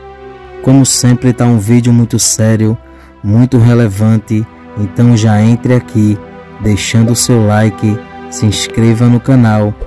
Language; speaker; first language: Portuguese; native; Portuguese